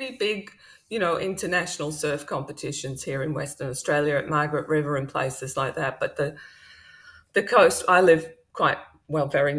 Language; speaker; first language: English; native; English